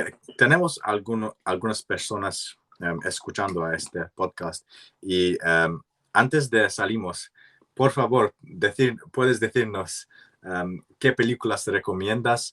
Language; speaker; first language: Spanish; non-native, learner; English